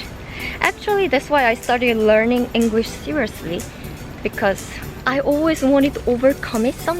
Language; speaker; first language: English; non-native, fluent; Korean